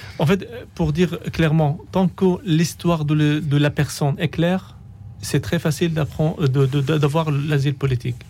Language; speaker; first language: French; non-native, fluent; Arabic